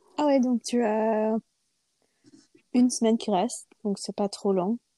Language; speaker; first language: French; non-native, fluent; English